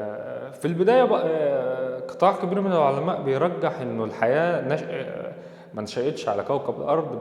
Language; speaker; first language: Arabic; native; Arabic